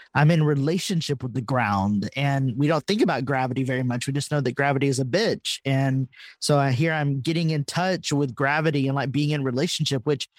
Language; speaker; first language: English; native; English